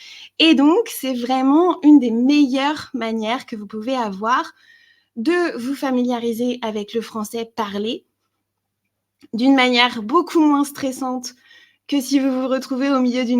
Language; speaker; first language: French; native; French